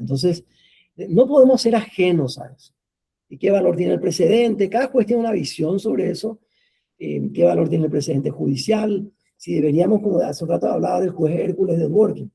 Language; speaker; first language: Spanish; native; Spanish